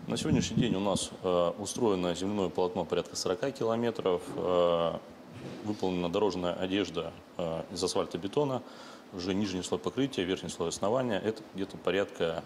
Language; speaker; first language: Russian; native; Russian